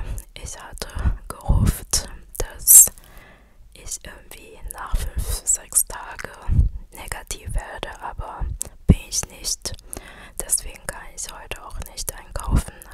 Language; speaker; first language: German; non-native, fluent; Chinese